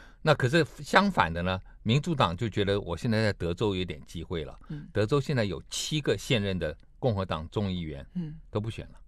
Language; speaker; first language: Chinese; native; Chinese